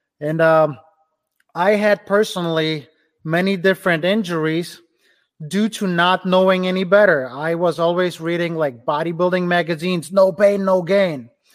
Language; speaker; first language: English; non-native, fluent; Ukrainian